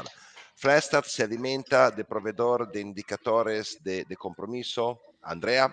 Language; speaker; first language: Spanish; non-native, learner; Italian